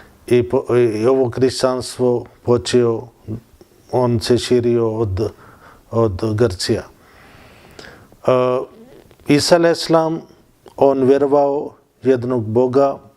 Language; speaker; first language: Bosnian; non-native, fluent; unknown